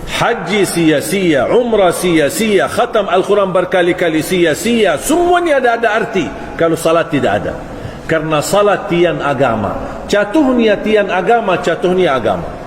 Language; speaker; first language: Malay; non-native, fluent; Arabic